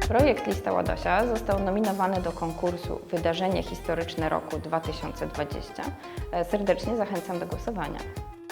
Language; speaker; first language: Polish; native; Polish